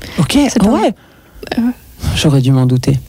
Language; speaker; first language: French; native; French